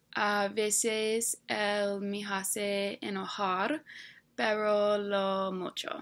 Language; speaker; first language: Spanish; non-native, learner; English